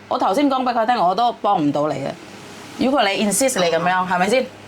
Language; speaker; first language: Cantonese; non-native, fluent; Javanese